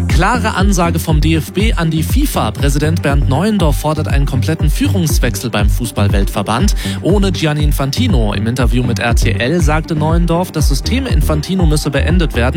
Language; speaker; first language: German; native; German